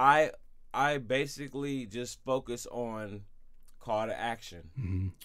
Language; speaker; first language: English; native; English